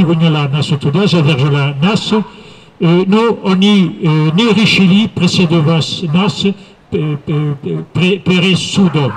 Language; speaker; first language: Russian; non-native, fluent; French